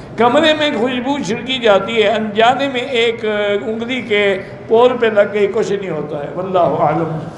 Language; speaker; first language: Urdu; native; Urdu